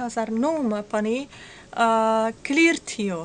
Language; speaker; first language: Nepali; non-native, learner; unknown